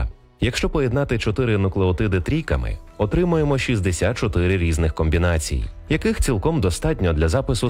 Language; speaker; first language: Ukrainian; native; Ukrainian